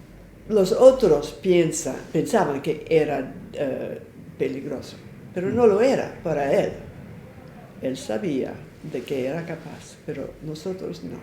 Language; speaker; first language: Spanish; non-native, fluent; English